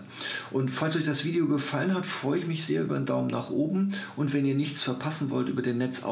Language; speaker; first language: German; native; German